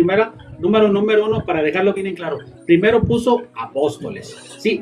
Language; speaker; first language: Spanish; native; Spanish